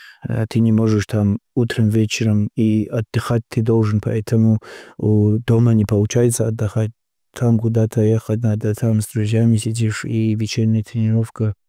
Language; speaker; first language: Russian; non-native, local second language; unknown